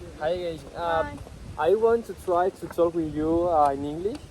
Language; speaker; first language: English; non-native, learner; Spanish